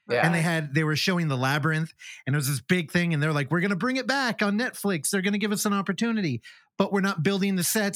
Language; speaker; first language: English; native; English